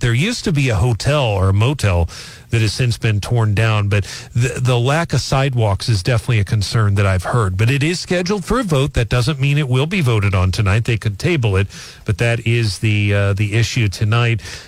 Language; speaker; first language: English; native; English